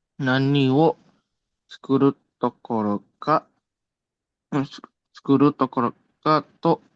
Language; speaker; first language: Japanese; non-native, learner; Indonesian